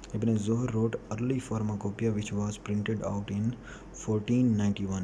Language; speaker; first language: English; non-native, local second language; Urdu